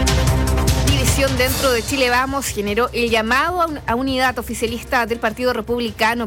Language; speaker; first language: Spanish; native; Spanish